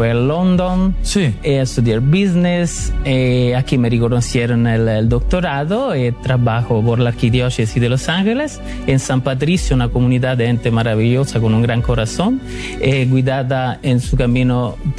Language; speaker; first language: Spanish; non-native, learner; Italian